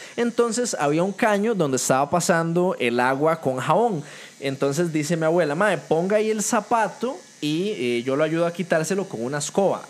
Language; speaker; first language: Spanish; native; Spanish